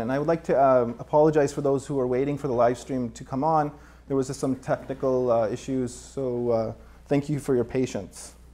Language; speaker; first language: English; native; English